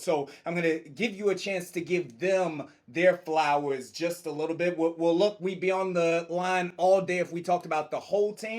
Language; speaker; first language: English; native; English